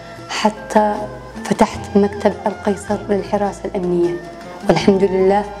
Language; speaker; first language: Arabic; native; Arabic